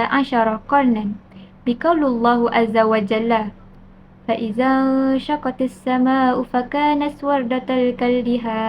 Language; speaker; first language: Arabic; non-native, learner; Malay